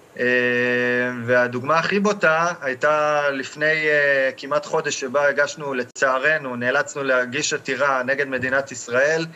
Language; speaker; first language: Hebrew; native; Hebrew